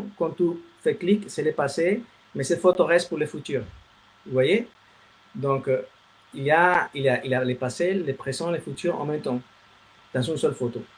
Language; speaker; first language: French; non-native, fluent; Spanish